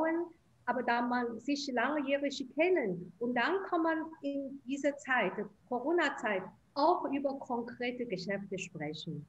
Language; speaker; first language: German; non-native, fluent; Chinese